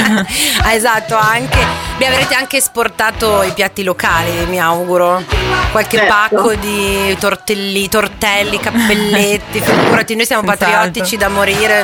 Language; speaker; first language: Italian; native; Italian